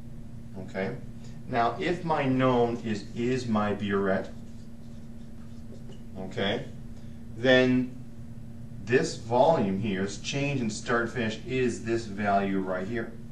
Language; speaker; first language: English; native; English